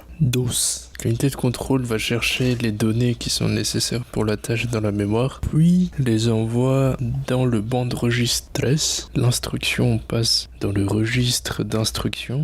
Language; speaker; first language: French; native; French